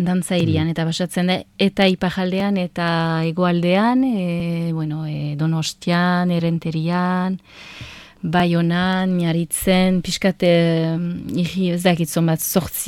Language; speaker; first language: Basque; non-native, local second language; French